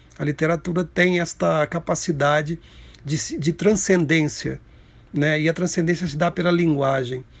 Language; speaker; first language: Portuguese; native; Portuguese